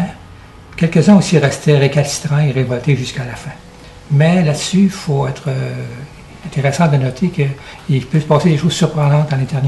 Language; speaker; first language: French; native; French